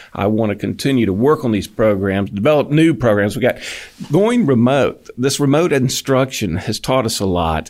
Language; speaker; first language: English; native; English